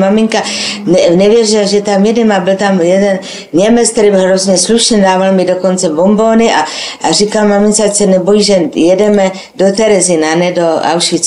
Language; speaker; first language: Czech; non-native, local second language; Slovak